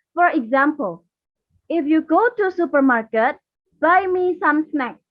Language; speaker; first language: English; non-native, learner; Indonesian